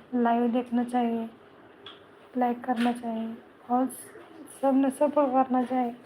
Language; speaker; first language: Hindi; non-native, local second language; Marathi